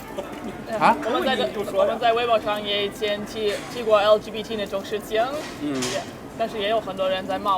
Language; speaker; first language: Chinese; non-native, fluent; German